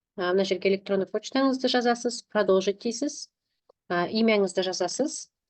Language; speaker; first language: Russian; non-native, local second language; Kazakh